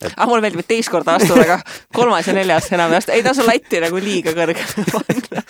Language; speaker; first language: Estonian; native; Estonian